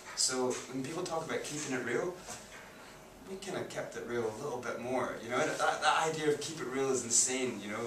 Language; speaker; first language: English; native; English